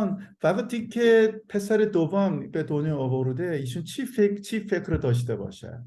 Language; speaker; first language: Persian; non-native, learner; Korean